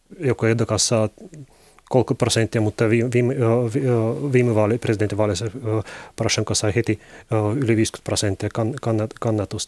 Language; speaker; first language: Finnish; non-native, learner; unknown